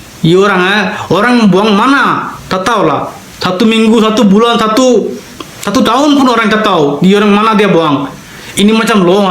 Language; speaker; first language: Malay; non-native, learner; Bangla